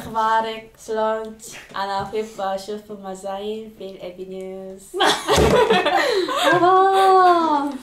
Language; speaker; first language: Arabic; non-native, fluent; Korean